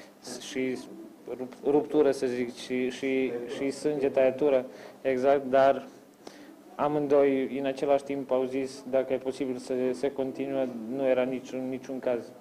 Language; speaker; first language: Romanian; non-native, fluent; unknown